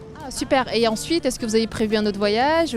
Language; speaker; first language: French; native; French